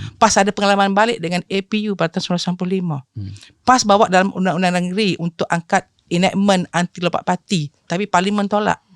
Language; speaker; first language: Malay; native; Malay